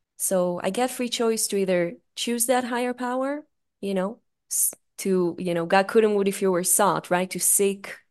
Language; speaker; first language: English; non-native, fluent; Hebrew